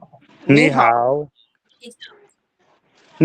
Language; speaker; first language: Chinese; non-native, learner; Bangla